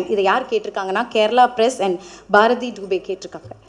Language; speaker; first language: Tamil; native; Tamil